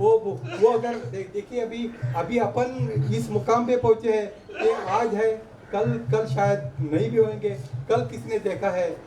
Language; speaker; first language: Hindi; non-native, local second language; Marathi